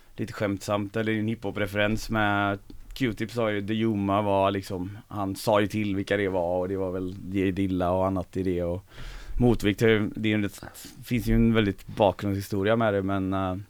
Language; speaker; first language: Swedish; native; Swedish